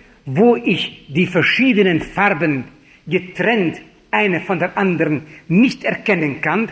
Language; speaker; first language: German; non-native, fluent; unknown